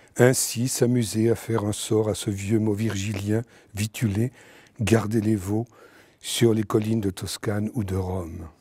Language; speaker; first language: French; native; French